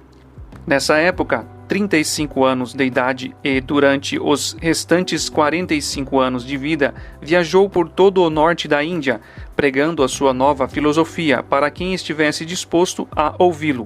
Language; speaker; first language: Portuguese; native; Portuguese